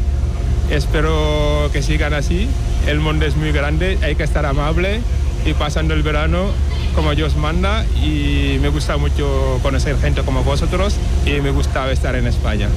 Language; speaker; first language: Spanish; non-native, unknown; Wolof